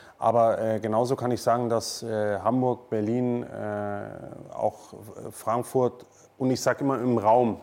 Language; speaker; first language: German; native; German